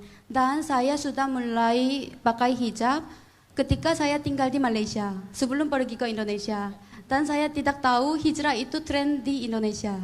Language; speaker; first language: Indonesian; non-native, fluent; Korean